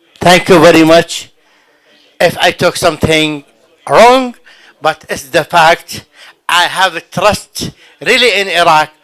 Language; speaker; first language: English; non-native, fluent; Arabic